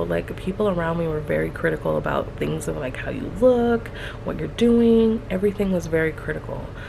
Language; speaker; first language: English; native; English